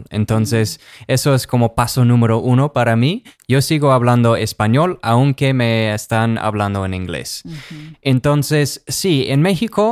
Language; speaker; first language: Spanish; non-native, fluent; English